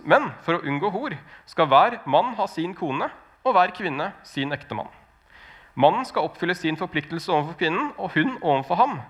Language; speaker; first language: Norwegian; native; Norwegian